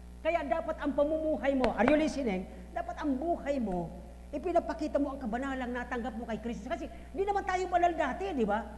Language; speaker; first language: Filipino; non-native, local second language; Bikol